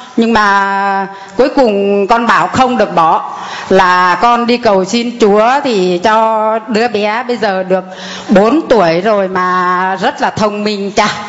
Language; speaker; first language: Vietnamese; non-native, local second language; Muong